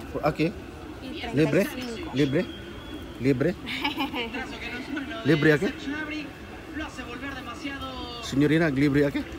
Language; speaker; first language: Spanish; non-native, learner; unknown